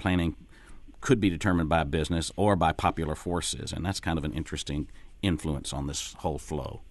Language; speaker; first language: English; native; English